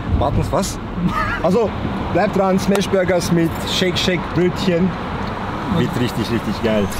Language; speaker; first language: German; early bilingual, other home language; Bosnian